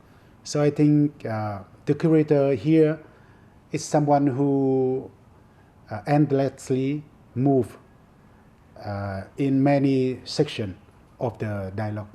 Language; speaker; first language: English; non-native, fluent; Vietnamese